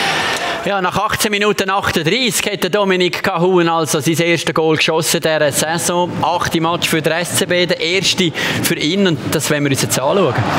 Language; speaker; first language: German; native; German